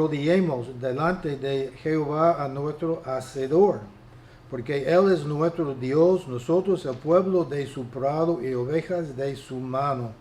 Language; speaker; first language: Spanish; non-native, fluent; English